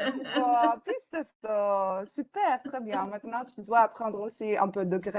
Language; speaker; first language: French; non-native, fluent; Greek